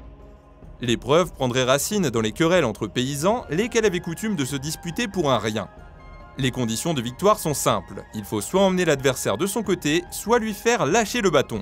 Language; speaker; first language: French; native; French